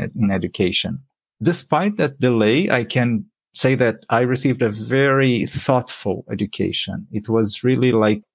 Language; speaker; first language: English; non-native, fluent; Portuguese